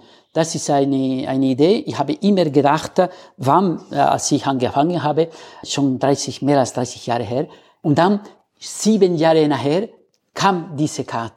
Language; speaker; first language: German; non-native, learner; Spanish